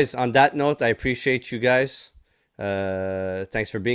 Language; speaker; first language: English; native; English